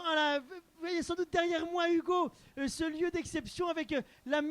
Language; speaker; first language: French; native; French